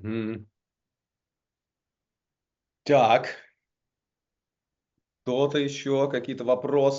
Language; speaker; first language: Russian; native; Russian